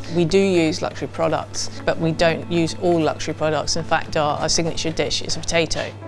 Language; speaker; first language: English; native; English